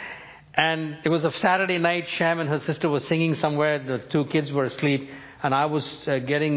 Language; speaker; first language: English; non-native, local second language; Tamil